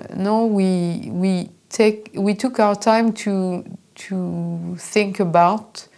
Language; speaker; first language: English; non-native, fluent; French